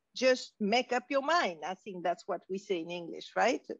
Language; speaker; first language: English; non-native, fluent; French